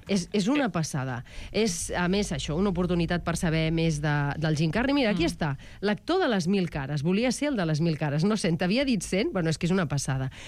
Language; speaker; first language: Catalan; native; Catalan